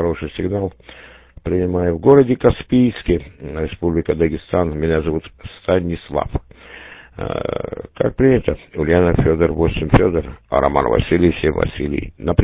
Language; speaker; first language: Russian; native; Russian